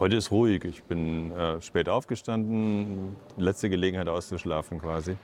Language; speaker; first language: German; native; German